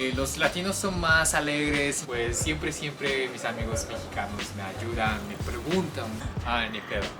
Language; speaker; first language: Spanish; non-native, fluent; Japanese